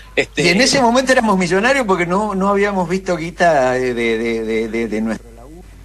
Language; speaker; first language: Spanish; native; Spanish